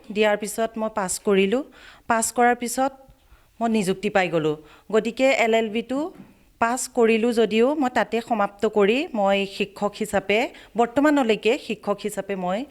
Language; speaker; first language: Assamese; native; Assamese